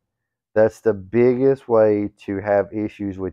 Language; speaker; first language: English; native; English